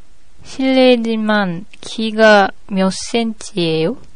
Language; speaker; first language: Korean; non-native, learner; Japanese